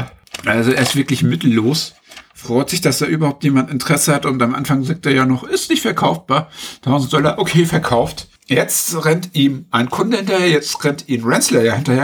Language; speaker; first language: German; native; German